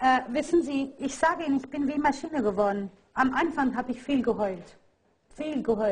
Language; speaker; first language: German; non-native, fluent; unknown